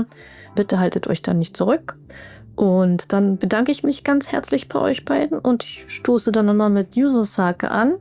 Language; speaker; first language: German; native; German